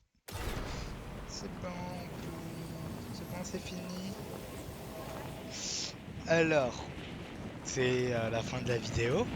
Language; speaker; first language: French; native; French